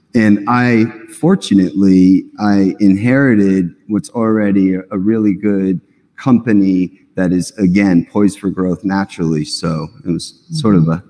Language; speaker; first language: English; native; English